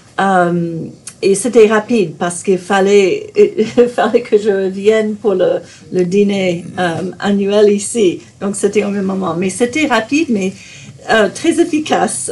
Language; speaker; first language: French; non-native, fluent; English